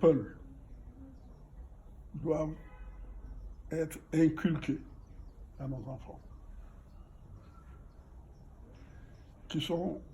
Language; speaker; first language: French; non-native, local second language; Fula